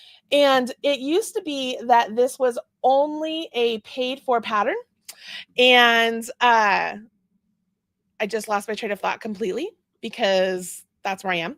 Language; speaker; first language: English; native; English